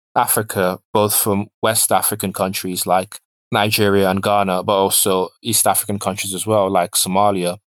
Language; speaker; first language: English; early bilingual, other home language; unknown